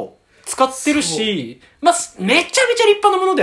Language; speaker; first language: Japanese; native; Japanese